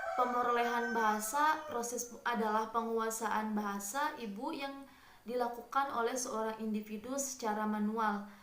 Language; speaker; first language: Indonesian; non-native, local second language; Sundanese